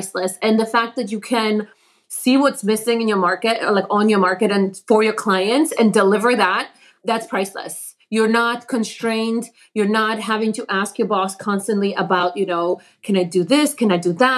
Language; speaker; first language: English; non-native, fluent; Polish